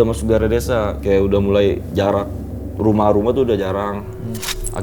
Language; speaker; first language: Indonesian; native; Indonesian